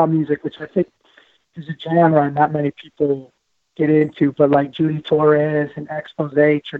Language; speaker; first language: English; native; English